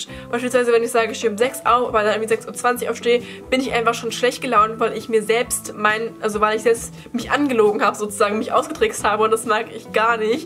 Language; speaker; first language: German; native; German